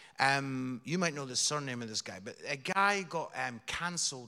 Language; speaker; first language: English; native; English